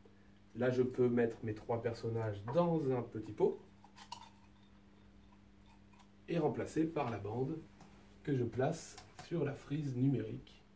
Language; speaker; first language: French; native; French